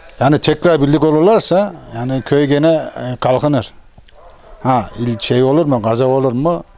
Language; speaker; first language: Turkish; native; Turkish